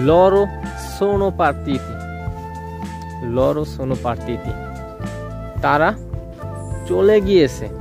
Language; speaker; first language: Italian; non-native, learner; Bangla